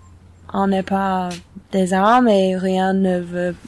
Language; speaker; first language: French; non-native, learner; English